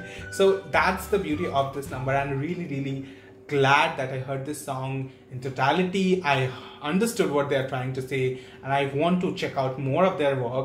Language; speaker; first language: English; non-native, local second language; Bangla